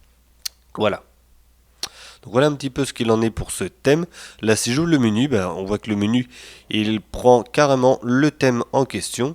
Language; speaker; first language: French; native; French